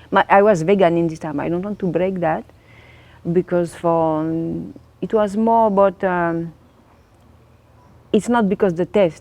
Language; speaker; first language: English; non-native, learner; French